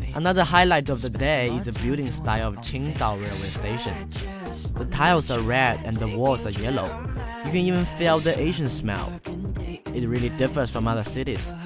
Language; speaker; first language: English; non-native, fluent; Chinese